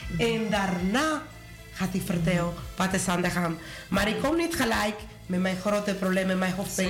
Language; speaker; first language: Dutch; non-native, learner; Spanish